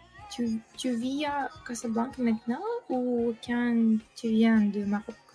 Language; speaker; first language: French; non-native, learner; Russian